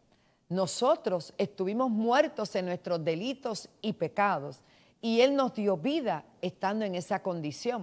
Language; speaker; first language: Spanish; native; Spanish